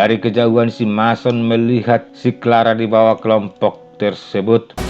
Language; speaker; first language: Indonesian; native; Indonesian